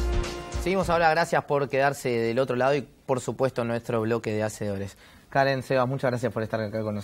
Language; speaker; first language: Spanish; native; Spanish